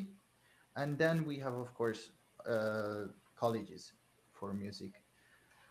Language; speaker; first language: English; non-native, fluent; Hungarian